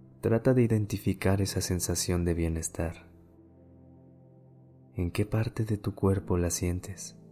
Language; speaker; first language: Spanish; native; Spanish